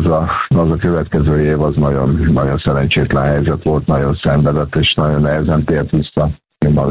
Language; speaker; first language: Hungarian; native; Hungarian